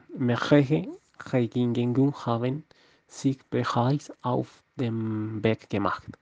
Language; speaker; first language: German; non-native, learner; Spanish